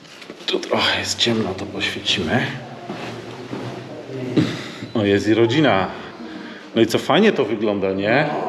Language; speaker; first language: Polish; native; Polish